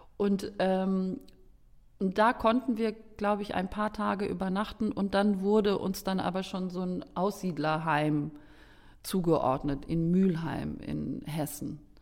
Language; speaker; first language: German; early bilingual, other home language; Lithuanian